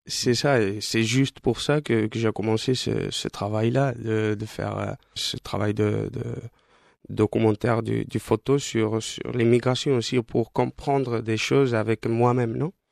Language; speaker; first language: French; non-native, fluent; Spanish